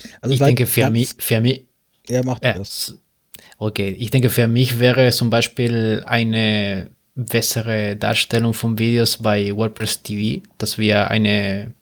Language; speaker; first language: German; non-native, fluent; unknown